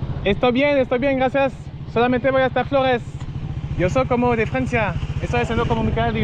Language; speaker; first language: Spanish; non-native, learner; French